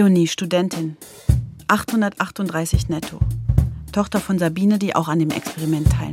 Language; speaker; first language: German; native; German